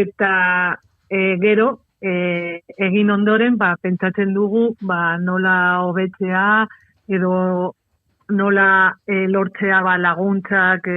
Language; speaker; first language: Basque; non-native, local second language; Spanish